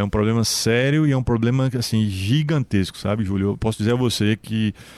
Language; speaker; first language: Portuguese; native; Portuguese